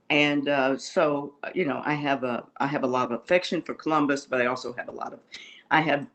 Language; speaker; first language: English; native; English